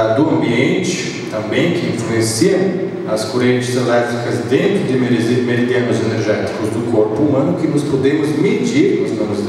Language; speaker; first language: Portuguese; non-native, fluent; Serbian